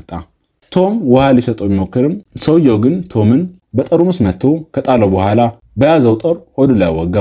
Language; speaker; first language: Amharic; native; Amharic